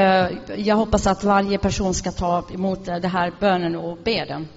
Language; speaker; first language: Swedish; non-native, fluent; Arabic